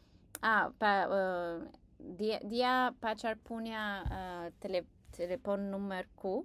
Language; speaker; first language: Indonesian; non-native, learner; English